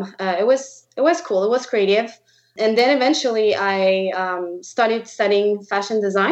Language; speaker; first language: English; non-native, fluent; French